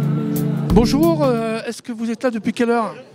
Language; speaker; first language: French; native; French